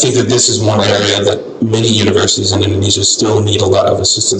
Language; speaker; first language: English; non-native, fluent; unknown